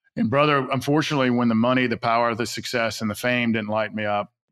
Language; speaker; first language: English; native; English